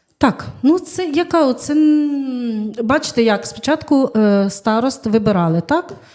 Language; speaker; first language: Ukrainian; native; Ukrainian